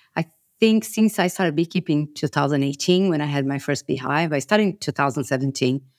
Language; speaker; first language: English; non-native, fluent; Portuguese